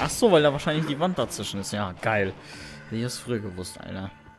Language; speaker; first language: German; native; German